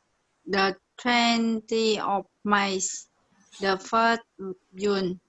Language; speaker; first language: English; non-native, learner; Vietnamese